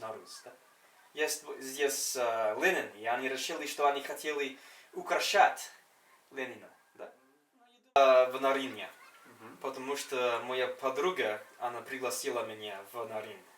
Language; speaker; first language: Russian; non-native, fluent; English